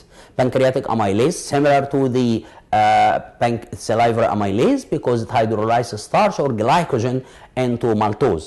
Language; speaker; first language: English; non-native, local second language; Arabic